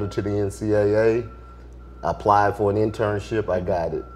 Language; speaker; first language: English; native; English